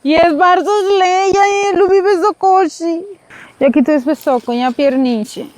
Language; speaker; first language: Polish; non-native, learner; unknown